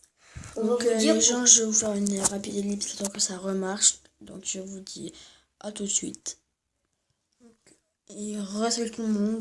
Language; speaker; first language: French; native; French